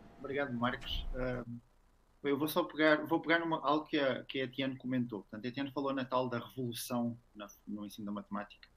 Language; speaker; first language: Portuguese; native; Portuguese